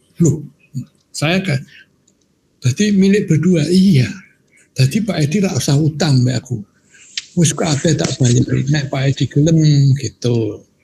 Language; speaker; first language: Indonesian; non-native, local second language; Javanese